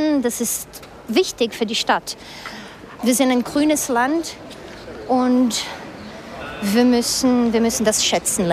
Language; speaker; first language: German; non-native, fluent; Portuguese